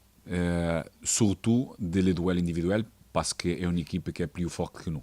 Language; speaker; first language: French; non-native, learner; Portuguese